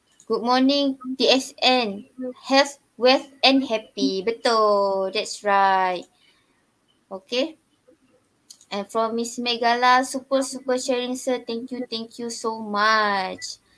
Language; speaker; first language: English; non-native, local second language; Malay